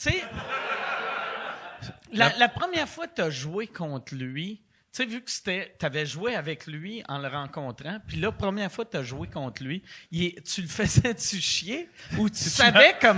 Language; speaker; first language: French; native; French